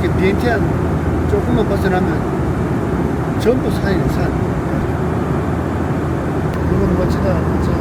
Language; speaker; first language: Korean; native; Korean